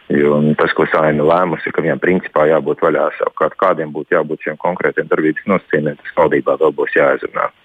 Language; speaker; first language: Latvian; native; Latvian